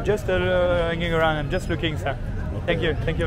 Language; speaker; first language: English; non-native, fluent; French